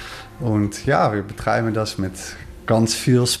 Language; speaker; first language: German; non-native, learner; Dutch